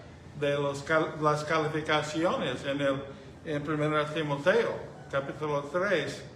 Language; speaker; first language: Spanish; non-native, fluent; English